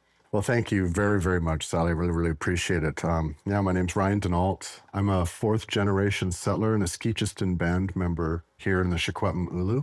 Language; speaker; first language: English; native; English